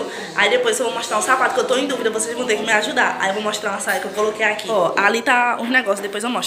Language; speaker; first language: Portuguese; native; Portuguese